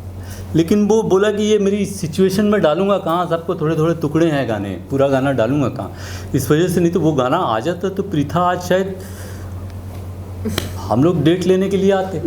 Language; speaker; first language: Hindi; native; Hindi